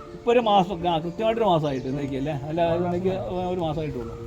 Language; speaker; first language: Malayalam; native; Malayalam